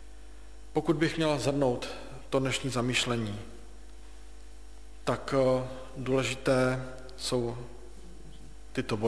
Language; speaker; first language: Czech; native; Czech